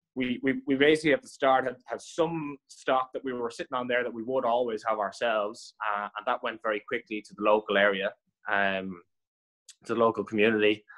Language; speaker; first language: English; native; English